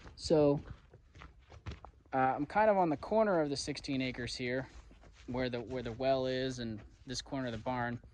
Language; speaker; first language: English; native; English